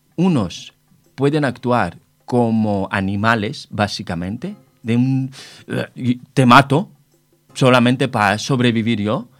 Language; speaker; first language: Spanish; non-native, fluent; Hebrew